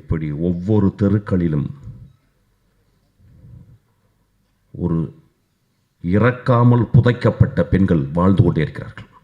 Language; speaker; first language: Tamil; native; Tamil